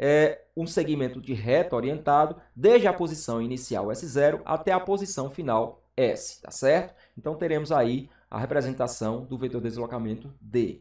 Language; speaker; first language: Portuguese; native; Portuguese